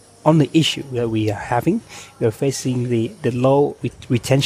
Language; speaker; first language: English; non-native, fluent; Thai